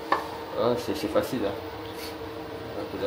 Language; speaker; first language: French; non-native, learner; Malay